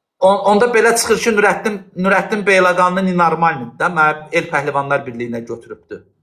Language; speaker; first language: Azerbaijani; non-native, local second language; Lezghian